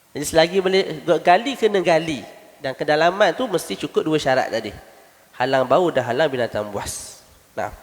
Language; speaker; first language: Malay; native; Malay